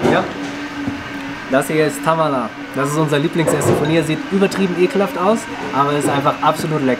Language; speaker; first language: German; native; German